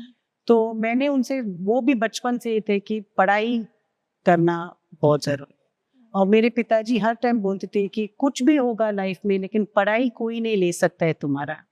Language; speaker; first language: Hindi; non-native, local second language; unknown